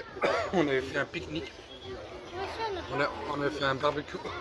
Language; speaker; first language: French; native; French